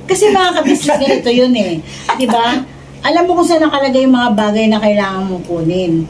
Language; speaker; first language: Filipino; non-native, local second language; Cebuano